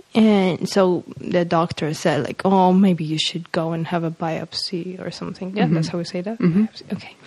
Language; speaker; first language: English; non-native, fluent; Polish